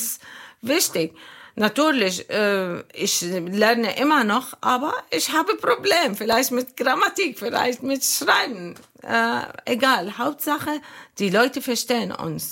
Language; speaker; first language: German; non-native, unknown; Arabic